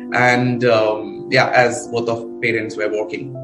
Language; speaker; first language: English; non-native, local second language; Bangla